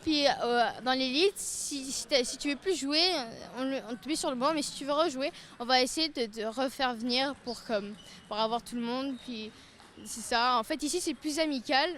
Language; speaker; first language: French; native; French